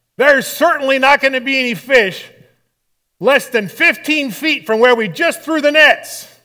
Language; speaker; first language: English; native; English